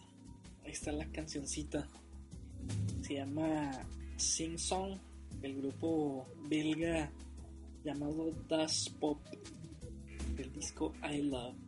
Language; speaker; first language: Spanish; native; Spanish